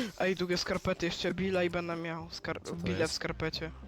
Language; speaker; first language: Polish; native; Polish